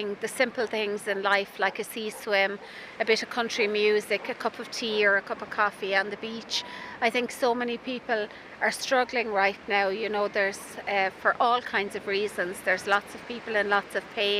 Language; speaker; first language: English; native; English